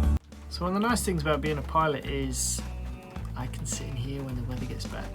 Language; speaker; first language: English; native; English